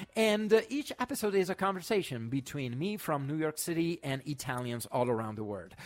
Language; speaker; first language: English; non-native, fluent; Italian